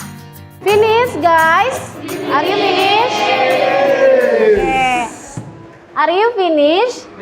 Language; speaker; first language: English; non-native, fluent; Indonesian